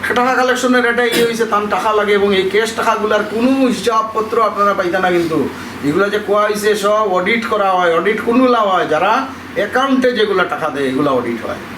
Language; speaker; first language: Bangla; native; Bangla